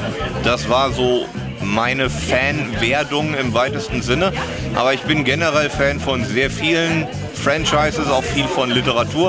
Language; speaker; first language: German; native; German